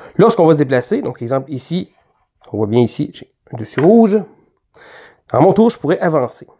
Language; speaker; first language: French; native; French